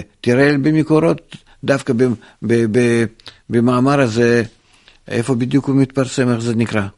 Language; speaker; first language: Hebrew; non-native, fluent; Russian